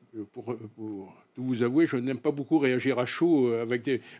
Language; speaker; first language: French; native; French